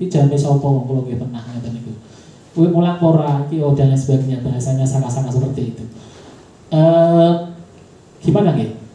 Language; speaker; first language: Indonesian; native; Indonesian